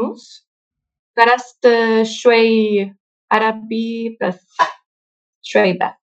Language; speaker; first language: Arabic; non-native, learner; Spanish